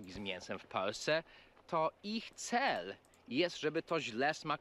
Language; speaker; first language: Polish; non-native, fluent; English